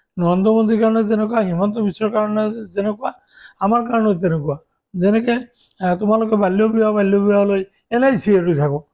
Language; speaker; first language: Assamese; non-native, local second language; Bangla